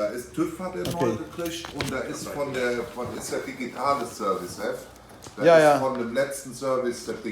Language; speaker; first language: German; native; German